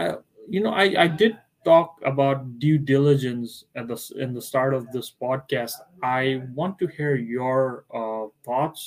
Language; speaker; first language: English; non-native, local second language; Bangla